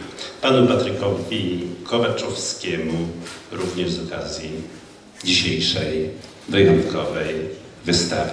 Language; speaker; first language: Polish; native; Polish